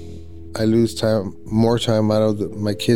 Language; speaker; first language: English; native; English